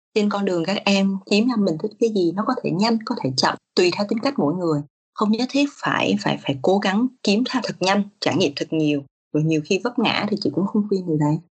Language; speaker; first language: Vietnamese; native; Vietnamese